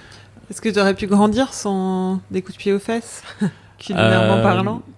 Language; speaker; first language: French; native; French